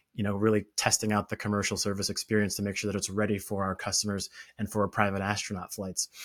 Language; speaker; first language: English; native; English